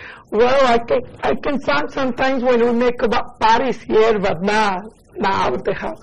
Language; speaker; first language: English; non-native, learner; Spanish